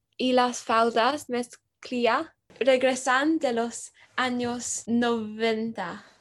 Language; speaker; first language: Spanish; non-native, learner; English